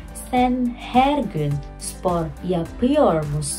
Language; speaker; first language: Turkish; non-native, fluent; Indonesian